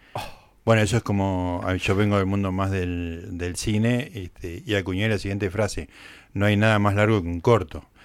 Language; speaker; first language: Spanish; native; Spanish